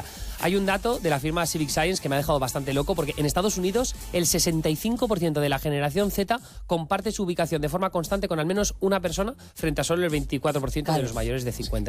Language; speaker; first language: Spanish; native; Spanish